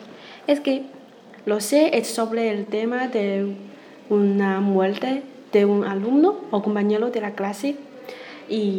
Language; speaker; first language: Spanish; non-native, learner; Chinese